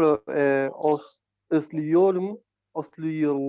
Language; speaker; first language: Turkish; non-native, learner; Spanish